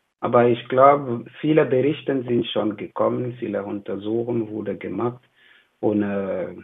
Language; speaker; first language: German; non-native, fluent; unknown